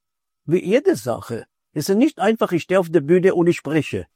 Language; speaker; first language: German; non-native, fluent; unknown